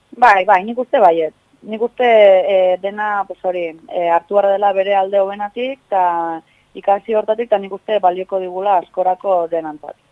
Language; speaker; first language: Basque; native; Basque